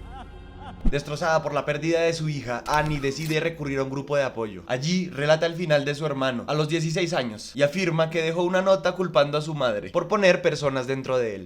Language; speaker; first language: Spanish; native; Spanish